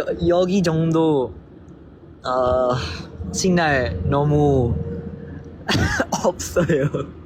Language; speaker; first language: Korean; non-native, learner; Filipino